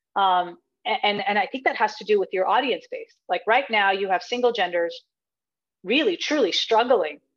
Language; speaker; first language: English; native; English